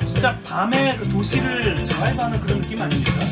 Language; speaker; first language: Korean; native; Korean